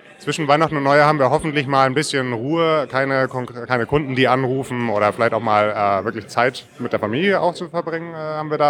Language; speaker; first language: German; native; German